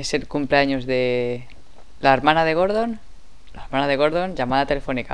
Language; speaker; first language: Spanish; non-native, fluent; English